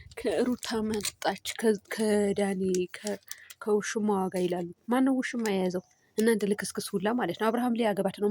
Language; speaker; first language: Amharic; non-native, local second language; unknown